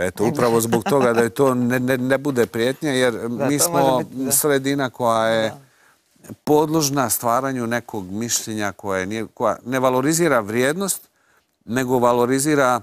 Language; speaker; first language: Croatian; native; Croatian